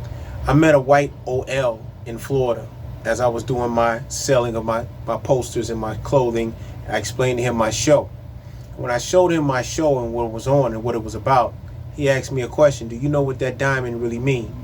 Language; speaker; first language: English; native; English